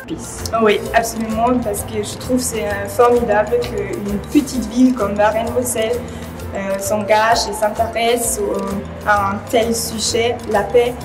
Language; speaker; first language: French; non-native, fluent; German